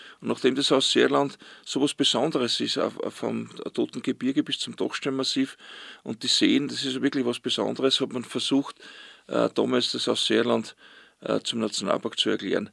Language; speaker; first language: German; native; German